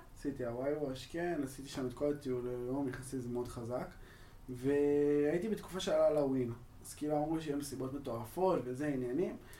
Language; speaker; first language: Hebrew; native; Hebrew